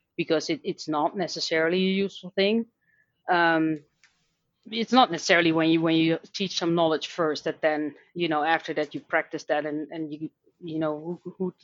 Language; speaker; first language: English; non-native, fluent; Dutch